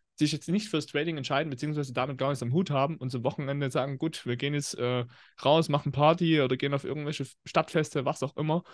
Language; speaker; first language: German; native; German